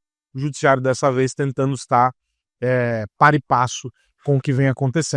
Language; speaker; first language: Portuguese; native; Portuguese